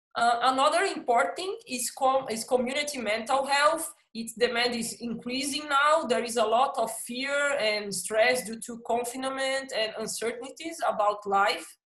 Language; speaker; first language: English; non-native, fluent; Portuguese